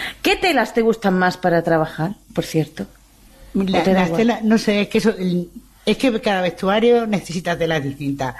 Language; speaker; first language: Spanish; native; Spanish